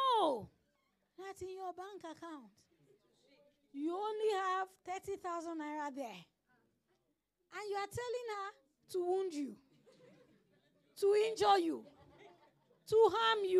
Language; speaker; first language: English; non-native, local second language; Yoruba